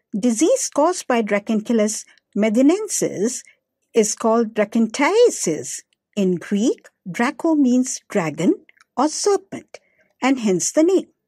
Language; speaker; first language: English; non-native, local second language; Hindi